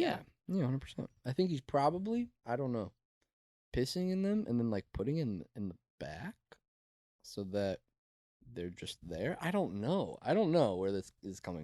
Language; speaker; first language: English; native; English